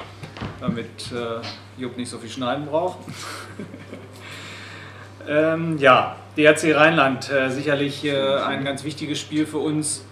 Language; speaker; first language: German; native; German